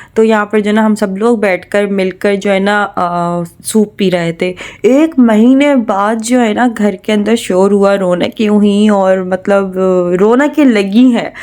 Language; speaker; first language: Urdu; native; Urdu